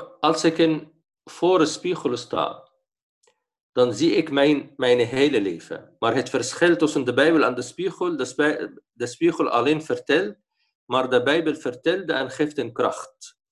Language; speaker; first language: Dutch; non-native, fluent; Arabic